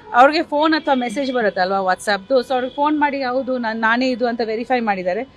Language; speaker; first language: Kannada; non-native, fluent; Bangla